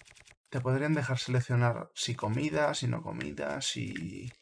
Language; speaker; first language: Spanish; native; Spanish